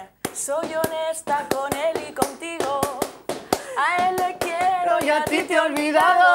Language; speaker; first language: Spanish; native; Spanish